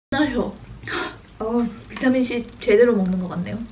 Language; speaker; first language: Korean; native; Korean